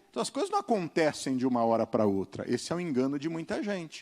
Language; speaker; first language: Portuguese; native; Portuguese